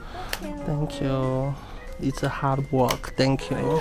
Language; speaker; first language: English; non-native, learner; Chinese